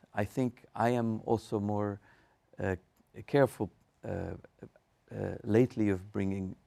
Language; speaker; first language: English; non-native, fluent; Spanish